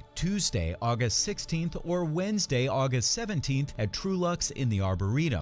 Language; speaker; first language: English; native; English